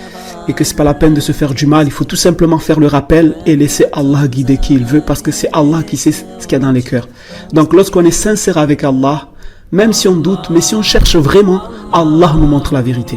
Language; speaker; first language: French; native; French